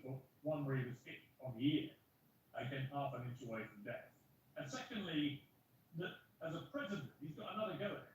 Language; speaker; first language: English; native; English